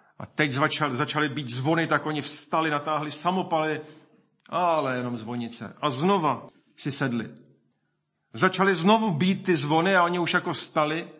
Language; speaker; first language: Czech; native; Czech